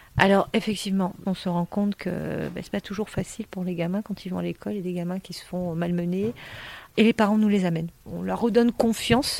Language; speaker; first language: French; native; French